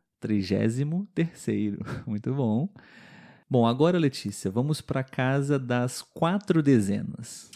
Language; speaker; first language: Portuguese; native; Portuguese